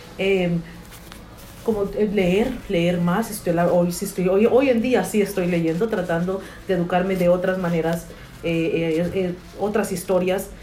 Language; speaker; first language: Spanish; early bilingual, heritage; English